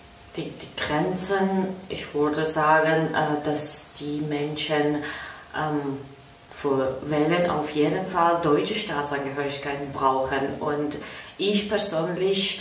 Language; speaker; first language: German; non-native, fluent; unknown